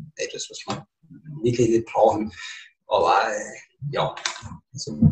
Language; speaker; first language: German; native; German